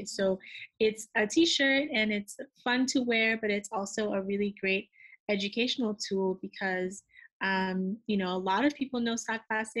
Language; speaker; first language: English; early bilingual, other home language; Haitian Creole